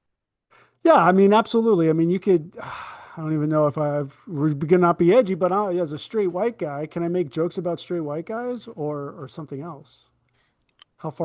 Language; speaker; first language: English; native; English